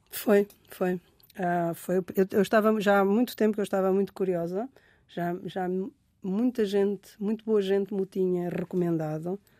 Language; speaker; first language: Portuguese; native; Portuguese